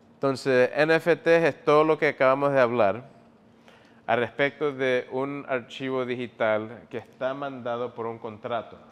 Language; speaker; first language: Spanish; early bilingual, heritage; Spanish